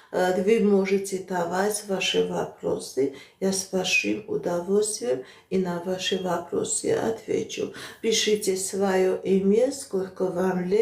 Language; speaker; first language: Russian; non-native, fluent; Armenian